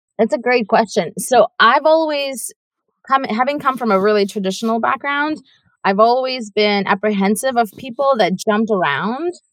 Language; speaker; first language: English; non-native, fluent; Russian